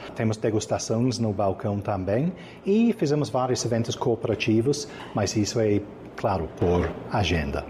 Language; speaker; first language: Portuguese; non-native, fluent; English